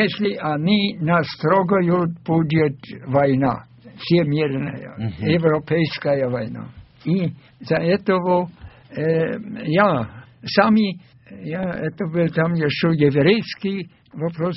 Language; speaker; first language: Russian; non-native, fluent; German